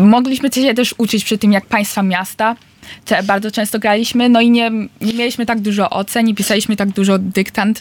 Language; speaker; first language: Polish; early bilingual, heritage; Polish